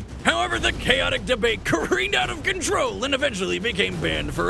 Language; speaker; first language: English; native; English